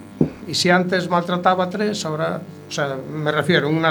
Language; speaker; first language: Spanish; native; Spanish